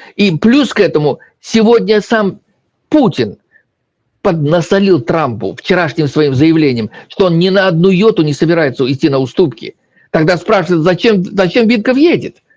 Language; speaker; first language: Russian; native; Russian